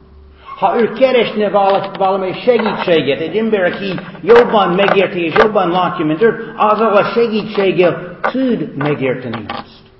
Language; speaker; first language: Hungarian; non-native, fluent; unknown